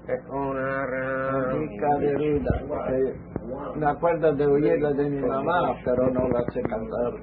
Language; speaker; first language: Spanish; early bilingual, heritage; Ladino